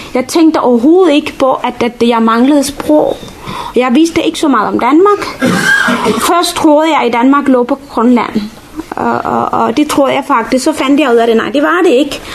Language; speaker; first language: Danish; non-native, fluent; Tamil